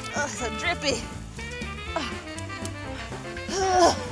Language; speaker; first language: English; native; English